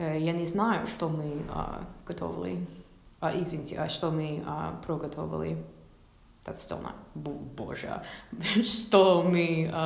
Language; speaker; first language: Russian; non-native, learner; English